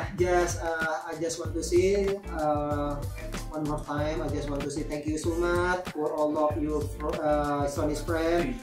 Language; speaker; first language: English; non-native, learner; Indonesian